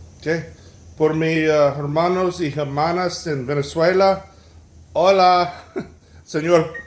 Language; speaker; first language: Spanish; non-native, learner; English